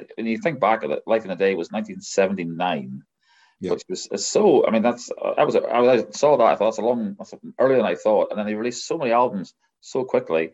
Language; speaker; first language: English; native; English